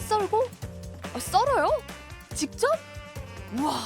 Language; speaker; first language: Korean; native; Korean